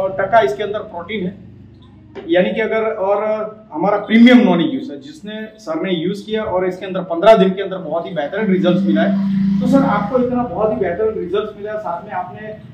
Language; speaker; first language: Hindi; non-native, local second language; Gujarati